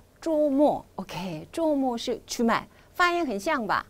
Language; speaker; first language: Chinese; non-native, fluent; Korean